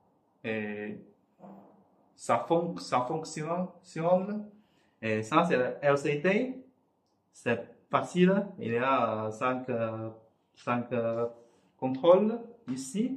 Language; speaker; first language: French; non-native, fluent; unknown